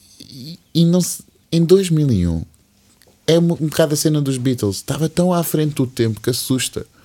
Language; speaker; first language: Portuguese; early bilingual, other home language; English